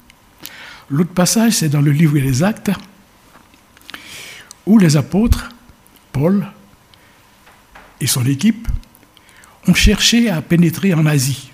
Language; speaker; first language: French; native; French